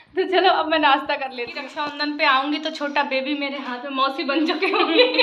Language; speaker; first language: Hindi; native; Hindi